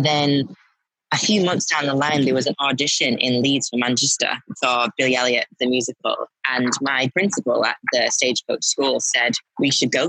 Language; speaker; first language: English; native; English